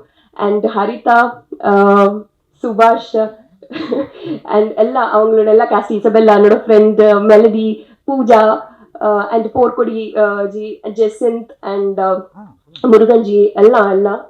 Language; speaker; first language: Tamil; non-native, learner; Telugu